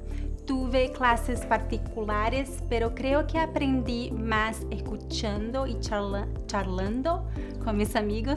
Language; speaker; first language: Spanish; non-native, learner; Portuguese